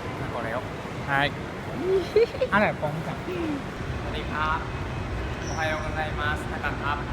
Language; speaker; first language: Thai; non-native, learner; Japanese